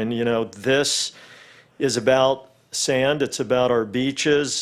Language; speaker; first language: English; native; English